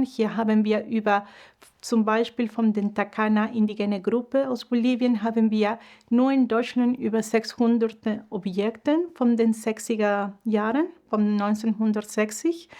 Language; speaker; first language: German; non-native, fluent; Spanish